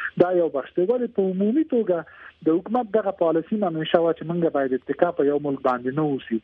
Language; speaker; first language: Pashto; native; Pashto